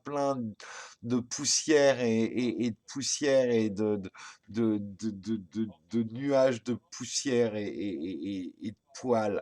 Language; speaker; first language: French; native; French